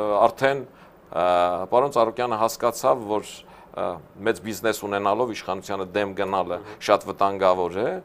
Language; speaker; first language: Armenian; native; Armenian